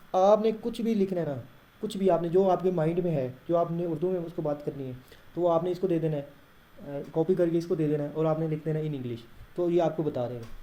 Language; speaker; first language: Urdu; non-native, local second language; Punjabi